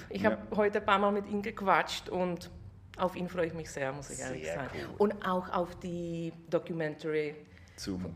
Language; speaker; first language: German; non-native, fluent; Czech